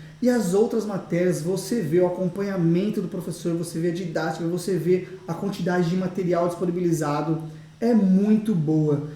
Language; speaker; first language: Portuguese; native; Portuguese